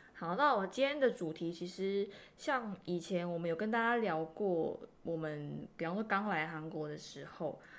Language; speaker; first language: Chinese; native; Chinese